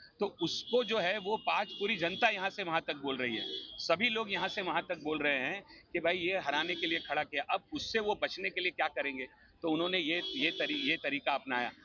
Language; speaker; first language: Hindi; native; Hindi